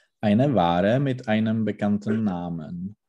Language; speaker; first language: German; non-native, learner; Czech